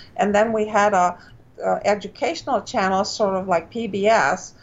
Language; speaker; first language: English; non-native, fluent; Romanian